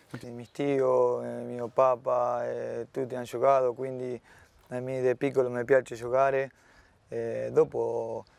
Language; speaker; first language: Italian; non-native, fluent; Spanish